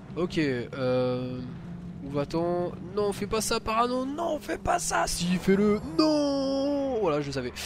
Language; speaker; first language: French; native; French